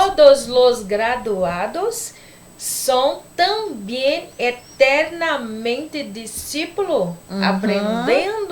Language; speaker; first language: Spanish; non-native, learner; Portuguese